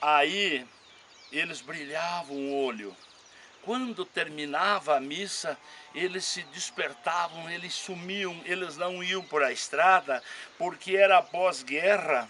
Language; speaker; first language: Portuguese; native; Portuguese